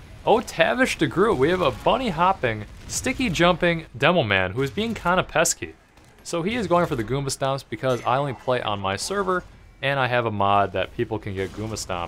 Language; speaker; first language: English; native; English